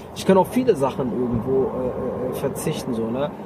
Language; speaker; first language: German; native; German